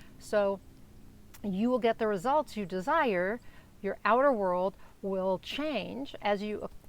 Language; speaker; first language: English; native; English